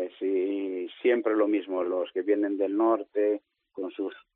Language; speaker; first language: Spanish; native; Spanish